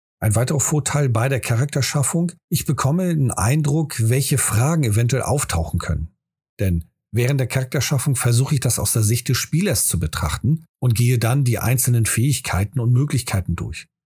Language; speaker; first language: German; native; German